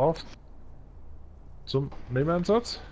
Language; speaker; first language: German; native; German